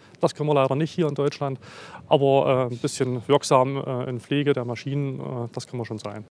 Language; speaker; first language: German; native; German